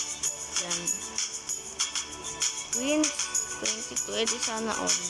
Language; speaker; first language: Filipino; native; Filipino